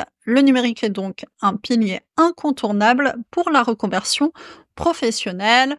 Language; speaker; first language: French; native; French